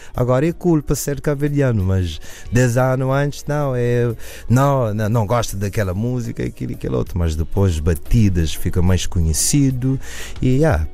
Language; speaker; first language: Portuguese; early bilingual, other home language; English